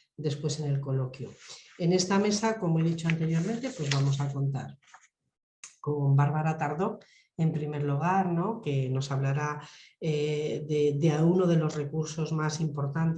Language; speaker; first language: Spanish; native; Spanish